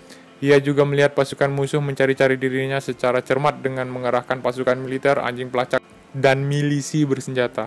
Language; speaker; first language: Indonesian; native; Indonesian